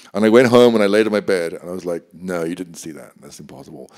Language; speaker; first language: English; native; English